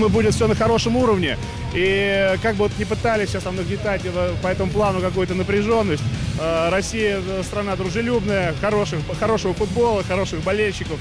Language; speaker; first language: Russian; native; Russian